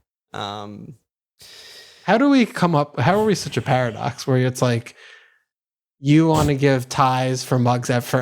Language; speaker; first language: English; native; English